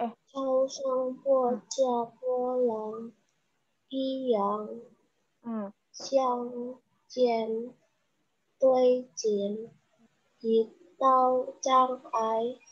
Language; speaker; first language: Chinese; non-native, learner; Indonesian